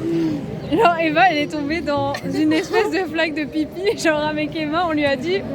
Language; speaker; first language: French; native; French